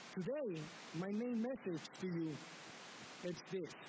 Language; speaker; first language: English; early bilingual, other home language; Spanish